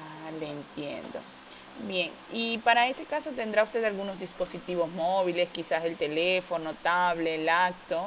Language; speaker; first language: Spanish; native; Spanish